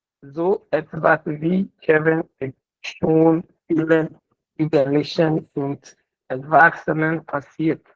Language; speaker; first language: German; non-native, learner; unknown